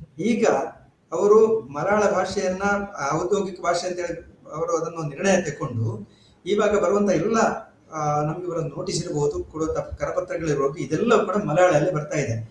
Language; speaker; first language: Kannada; native; Kannada